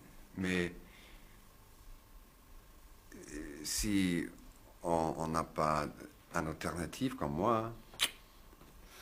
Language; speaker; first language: French; non-native, learner; English